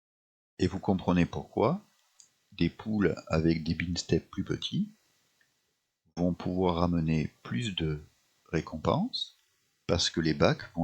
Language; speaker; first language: French; native; French